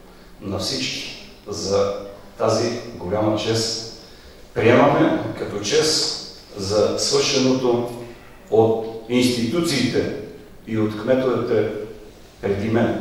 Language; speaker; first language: Bulgarian; native; Bulgarian